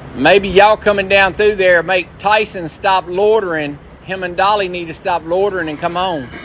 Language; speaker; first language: English; native; English